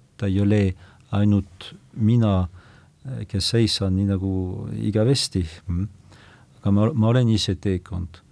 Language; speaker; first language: Estonian; non-native, fluent; French